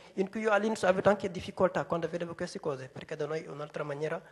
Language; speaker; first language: Italian; non-native, fluent; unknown